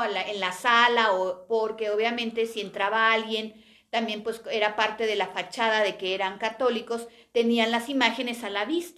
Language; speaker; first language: Spanish; native; Spanish